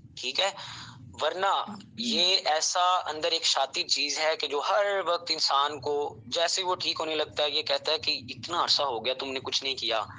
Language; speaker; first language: Urdu; non-native, local second language; Punjabi